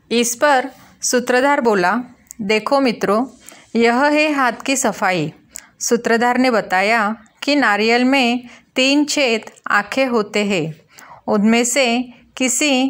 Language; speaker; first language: Hindi; non-native, local second language; Marathi